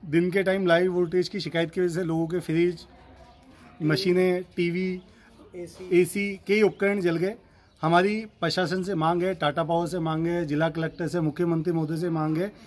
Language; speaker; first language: Hindi; native; Hindi